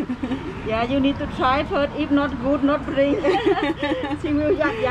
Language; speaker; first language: English; non-native, learner; Vietnamese